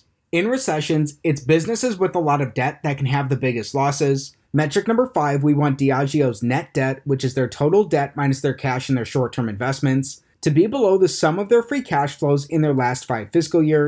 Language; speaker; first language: English; native; English